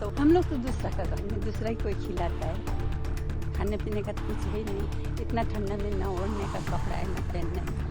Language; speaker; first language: Hindi; non-native, local second language; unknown